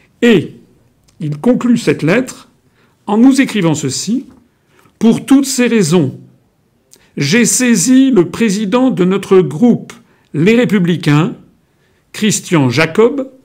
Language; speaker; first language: French; native; French